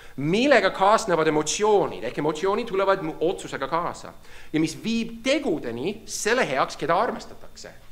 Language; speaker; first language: Estonian; non-native, fluent; English